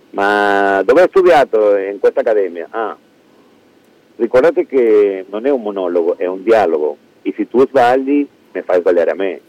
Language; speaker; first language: Italian; non-native, fluent; Spanish